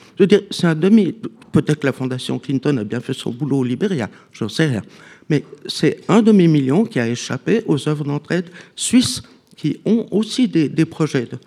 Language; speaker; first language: French; native; French